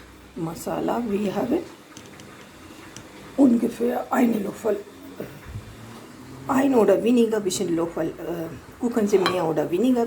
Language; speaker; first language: German; non-native, learner; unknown